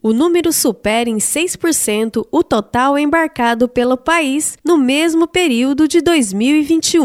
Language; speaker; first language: Portuguese; native; Portuguese